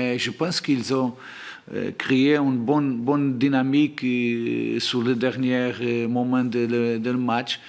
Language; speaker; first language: French; non-native, learner; Portuguese